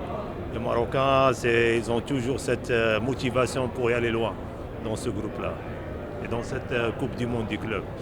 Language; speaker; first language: French; non-native, local second language; Arabic